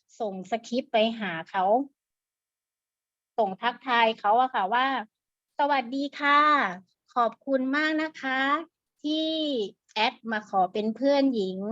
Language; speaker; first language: Thai; native; Thai